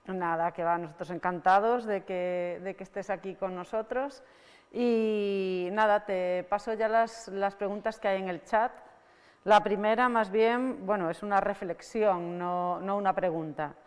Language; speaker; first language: Spanish; native; Spanish